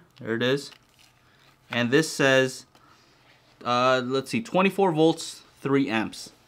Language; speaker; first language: English; native; English